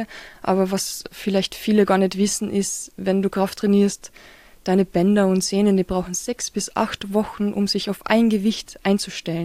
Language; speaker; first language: German; native; German